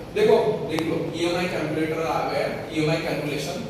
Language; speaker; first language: Hindi; non-native, local second language; Marathi